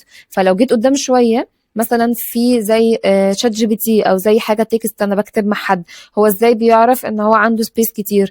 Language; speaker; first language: Arabic; native; Arabic